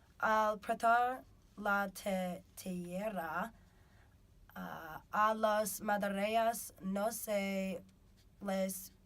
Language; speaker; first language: Spanish; non-native, fluent; English